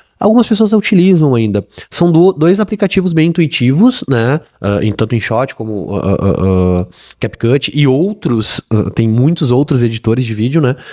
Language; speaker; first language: Portuguese; native; Portuguese